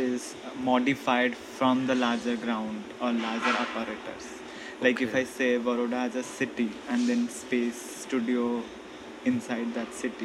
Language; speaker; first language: English; non-native, local second language; Odia